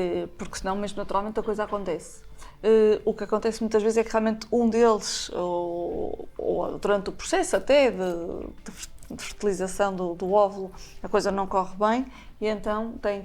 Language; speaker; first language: Portuguese; native; Portuguese